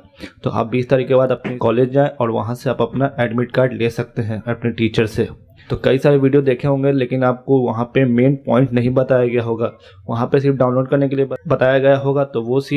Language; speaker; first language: Hindi; native; Hindi